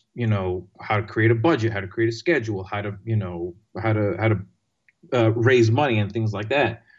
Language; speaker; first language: English; non-native, fluent; Greek